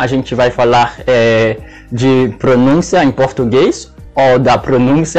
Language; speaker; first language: Portuguese; non-native, learner; Haitian Creole